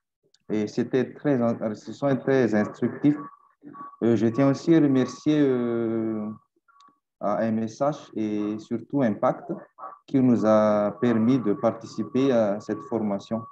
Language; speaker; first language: French; non-native, local second language; Malagasy